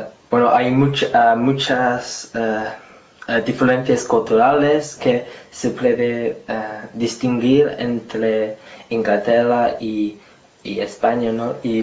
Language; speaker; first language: Spanish; non-native, fluent; English